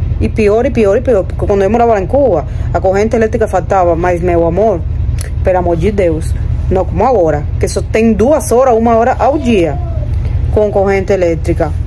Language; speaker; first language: Portuguese; non-native, fluent; Spanish